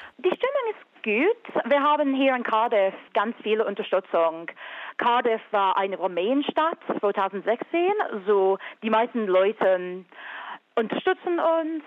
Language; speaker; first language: German; non-native, fluent; English